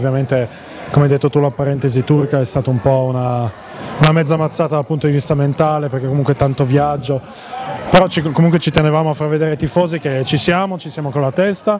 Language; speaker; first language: Italian; native; Italian